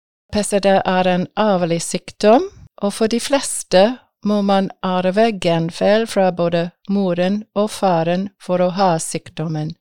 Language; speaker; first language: Norwegian; non-native, fluent; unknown